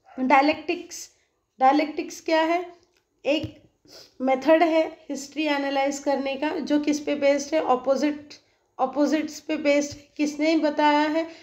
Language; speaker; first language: Hindi; non-native, local second language; Marathi